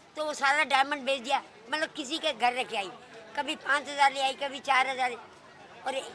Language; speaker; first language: Hindi; native; Hindi